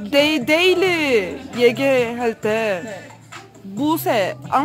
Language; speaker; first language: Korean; non-native, learner; Turkish